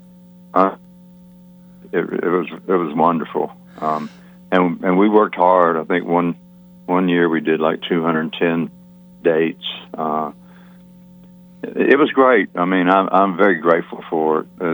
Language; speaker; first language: English; native; English